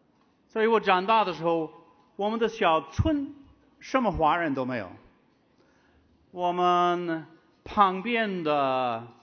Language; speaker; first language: Chinese; non-native, fluent; English